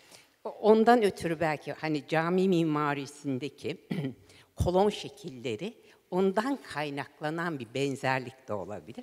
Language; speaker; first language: Turkish; native; Turkish